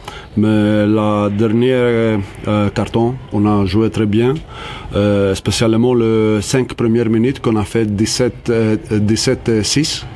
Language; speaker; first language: French; non-native, fluent; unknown